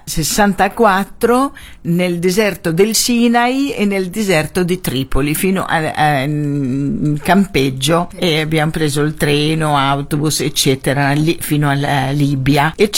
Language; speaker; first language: Italian; non-native, fluent; Arabic